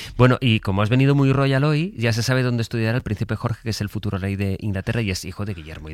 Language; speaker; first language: Spanish; native; Spanish